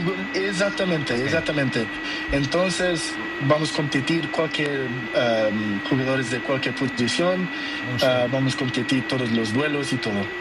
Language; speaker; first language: Spanish; non-native, learner; Portuguese